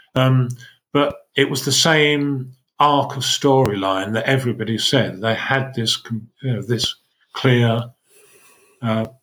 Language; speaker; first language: English; native; English